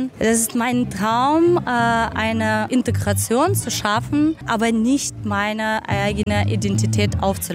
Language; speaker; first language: German; non-native, fluent; Ukrainian